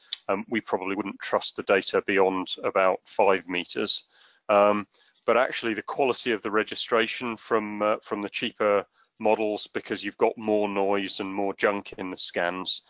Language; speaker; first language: English; native; English